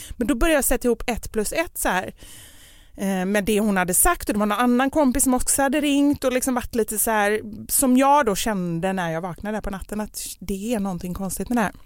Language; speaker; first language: Swedish; native; Swedish